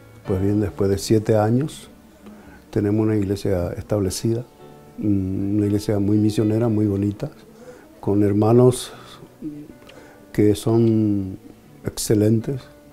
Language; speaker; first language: Spanish; native; Spanish